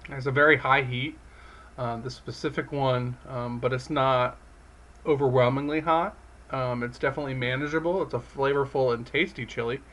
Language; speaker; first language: English; native; English